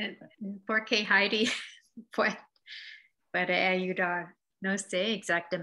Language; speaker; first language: Spanish; non-native, learner; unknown